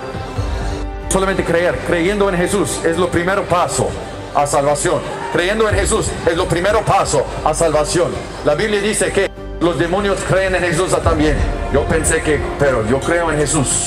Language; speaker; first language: Spanish; non-native, learner; English